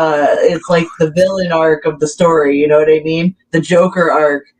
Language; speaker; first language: English; native; English